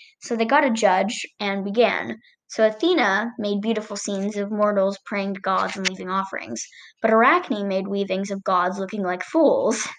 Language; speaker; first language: English; native; English